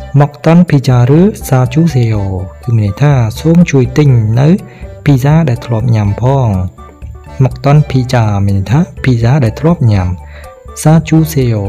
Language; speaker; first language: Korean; non-native, fluent; Khmer